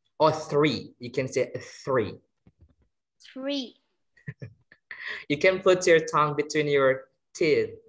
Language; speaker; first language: English; non-native, fluent; Indonesian